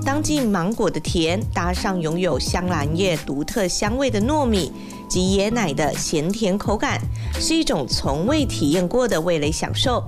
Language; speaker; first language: Chinese; native; Chinese